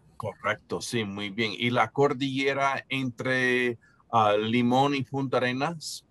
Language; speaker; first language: Spanish; non-native, fluent; English